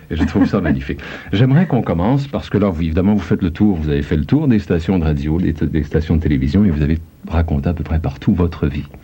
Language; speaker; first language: French; native; French